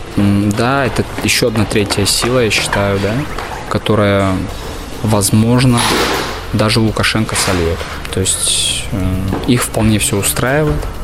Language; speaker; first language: Russian; native; Russian